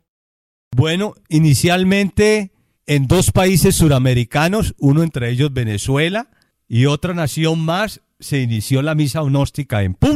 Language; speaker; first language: Spanish; native; Spanish